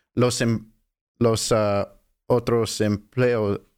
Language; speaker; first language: Spanish; non-native, fluent; English